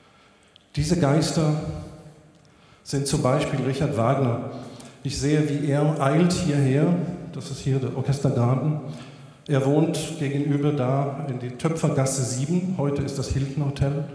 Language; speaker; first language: German; non-native, fluent; Hebrew